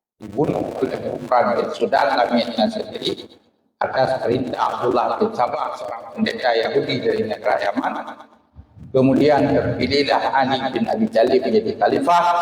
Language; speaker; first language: Malay; non-native, local second language; Achinese